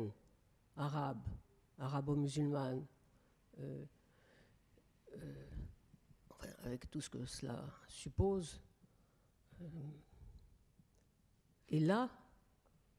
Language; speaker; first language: French; native; French